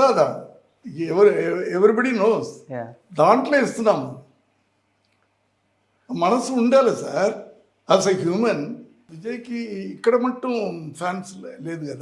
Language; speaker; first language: Telugu; non-native, learner; Tamil